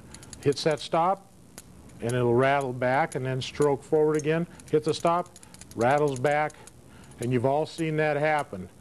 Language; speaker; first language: English; native; English